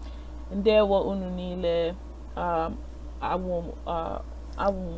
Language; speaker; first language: Igbo; non-native, learner; English